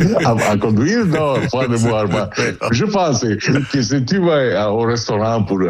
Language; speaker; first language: French; non-native, learner; Italian